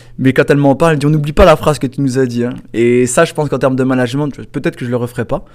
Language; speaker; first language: French; native; French